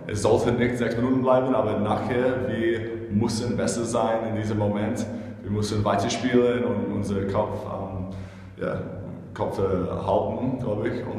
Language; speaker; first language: German; non-native, fluent; English